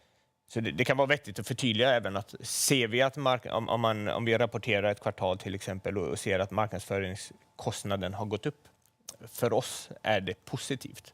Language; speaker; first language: Swedish; native; Swedish